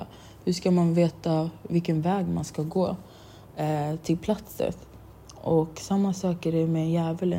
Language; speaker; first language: Swedish; non-native, local second language; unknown